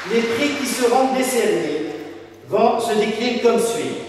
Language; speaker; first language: French; non-native, local second language; Arabic